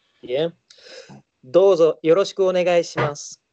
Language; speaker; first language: Japanese; non-native, learner; Spanish